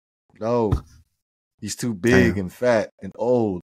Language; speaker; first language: English; native; English